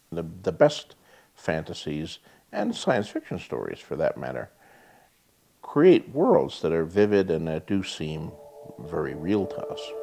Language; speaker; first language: English; native; English